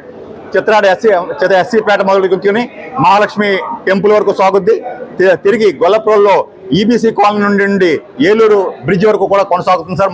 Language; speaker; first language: Telugu; native; Telugu